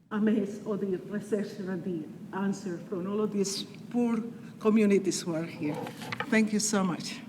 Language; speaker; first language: English; non-native, fluent; Spanish